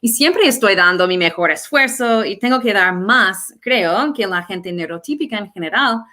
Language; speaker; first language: Spanish; non-native, fluent; English